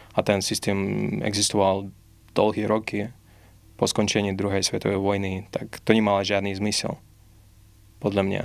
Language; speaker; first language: Slovak; non-native, fluent; Russian